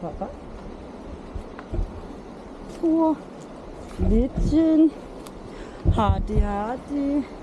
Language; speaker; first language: Indonesian; non-native, learner; English